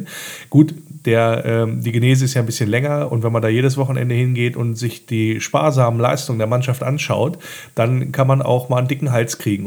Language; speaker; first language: German; native; German